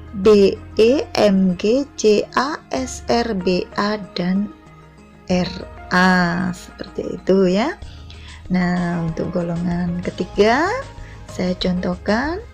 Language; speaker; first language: Indonesian; non-native, local second language; Javanese